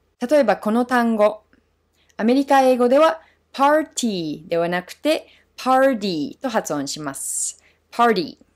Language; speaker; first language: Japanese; non-native, fluent; English